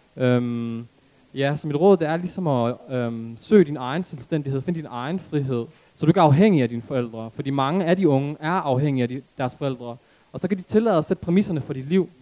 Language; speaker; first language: Danish; early bilingual, other home language; Arabic